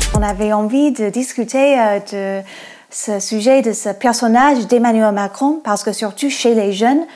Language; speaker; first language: French; non-native, fluent; English